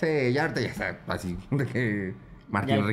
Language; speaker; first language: Spanish; native; Spanish